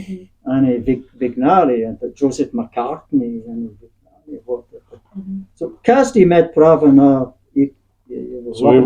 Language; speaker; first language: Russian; non-native, learner; English